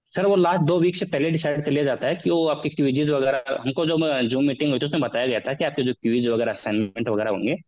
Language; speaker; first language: Hindi; native; Hindi